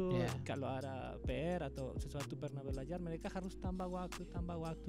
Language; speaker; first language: Indonesian; non-native, fluent; Spanish